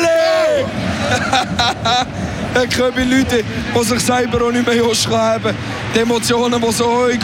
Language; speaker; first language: German; native; German